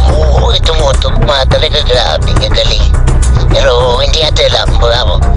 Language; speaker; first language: Filipino; native; Filipino